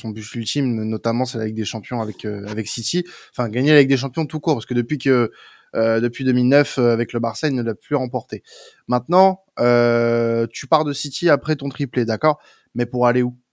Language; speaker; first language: French; native; French